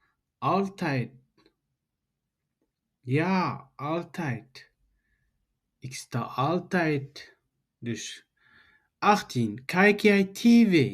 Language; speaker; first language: Dutch; non-native, fluent; Tigrinya